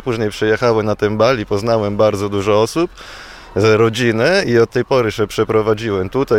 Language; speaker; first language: Polish; non-native, fluent; Italian